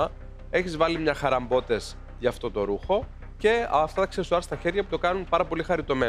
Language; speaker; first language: Greek; native; Greek